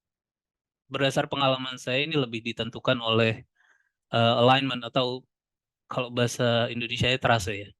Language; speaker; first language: Indonesian; native; Indonesian